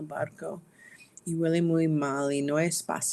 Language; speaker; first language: Spanish; non-native, learner; English